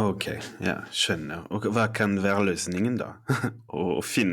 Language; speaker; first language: Norwegian; non-native, fluent; French